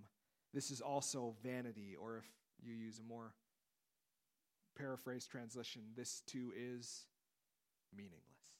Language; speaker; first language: English; native; English